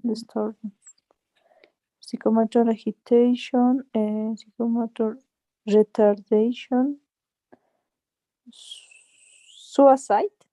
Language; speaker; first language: English; non-native, learner; Spanish